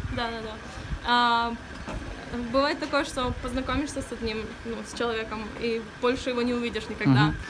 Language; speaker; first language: Russian; early bilingual, heritage; Russian